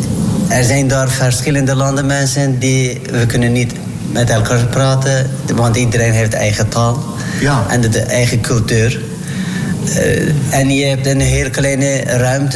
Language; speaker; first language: Dutch; non-native, learner; Turkish